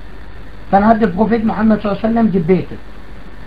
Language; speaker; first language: German; non-native, fluent; Arabic